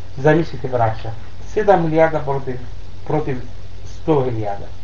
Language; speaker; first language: Bosnian; non-native, learner; Arabic